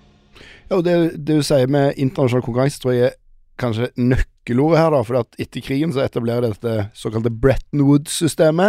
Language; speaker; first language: Norwegian; native; Norwegian